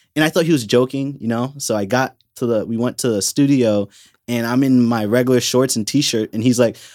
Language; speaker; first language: English; native; English